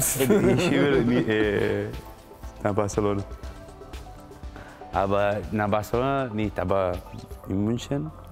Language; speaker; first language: German; non-native, learner; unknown